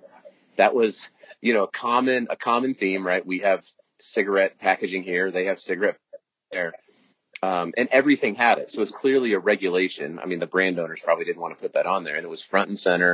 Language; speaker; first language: English; native; English